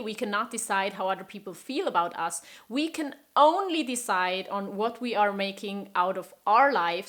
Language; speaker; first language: English; non-native, fluent; German